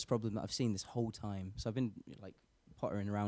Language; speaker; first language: English; native; English